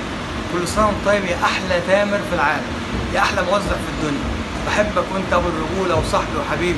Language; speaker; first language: Arabic; native; Arabic